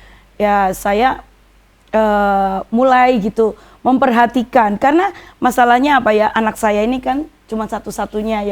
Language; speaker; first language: Indonesian; native; Indonesian